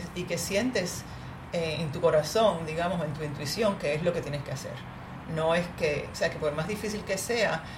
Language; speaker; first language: Spanish; native; Spanish